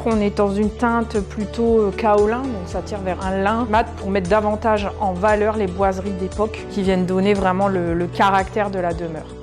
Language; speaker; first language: French; native; French